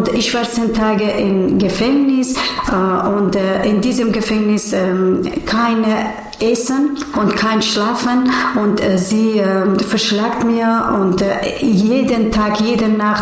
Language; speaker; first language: German; non-native, learner; Persian